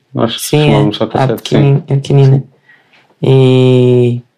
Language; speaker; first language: Portuguese; native; Portuguese